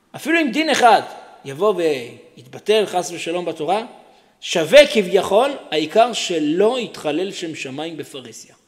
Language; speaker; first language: Hebrew; native; Hebrew